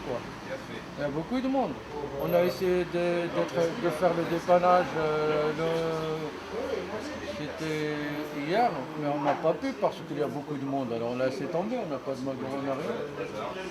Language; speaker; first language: French; native; French